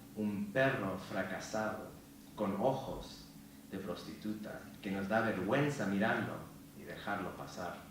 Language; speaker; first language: Spanish; early bilingual, other home language; English